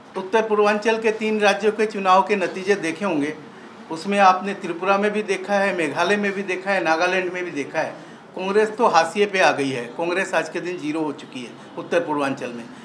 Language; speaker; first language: Hindi; non-native, local second language; Assamese